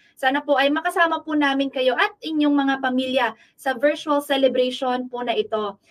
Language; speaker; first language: Filipino; non-native, local second language; Pampanga